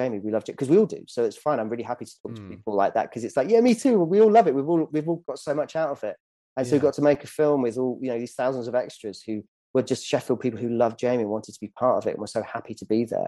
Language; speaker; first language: English; native; English